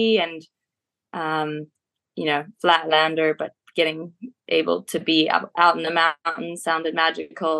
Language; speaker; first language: English; native; English